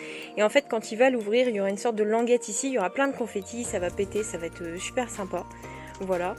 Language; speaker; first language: French; native; French